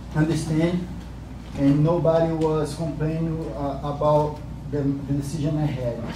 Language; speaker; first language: English; non-native, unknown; Portuguese